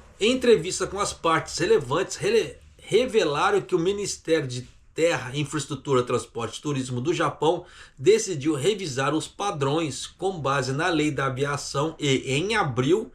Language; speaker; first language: Portuguese; native; Portuguese